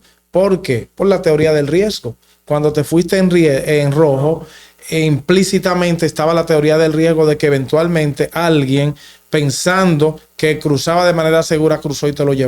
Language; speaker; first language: Spanish; native; Spanish